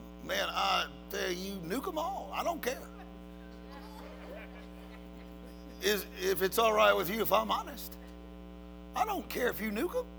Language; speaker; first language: English; native; English